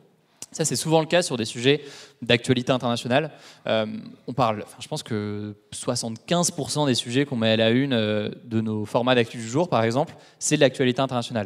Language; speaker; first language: French; native; French